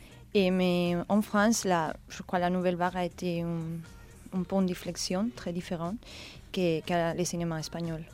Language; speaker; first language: French; non-native, learner; Spanish